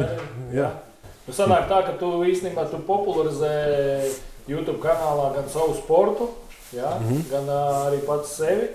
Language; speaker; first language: Latvian; native; Latvian